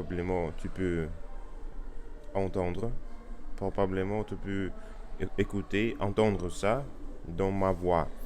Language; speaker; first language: French; non-native, learner; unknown